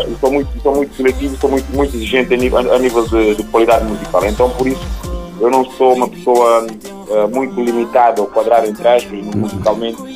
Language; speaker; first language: Portuguese; non-native, local second language; Kabuverdianu